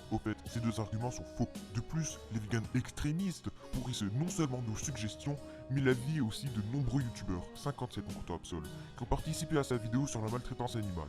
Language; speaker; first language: French; native; French